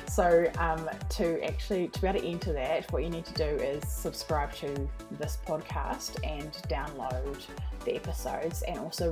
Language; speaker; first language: English; native; English